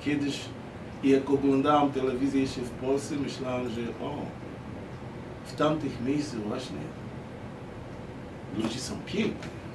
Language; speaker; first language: Polish; non-native, fluent; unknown